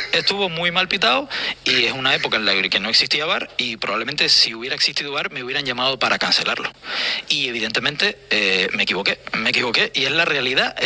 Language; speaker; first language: Spanish; native; Spanish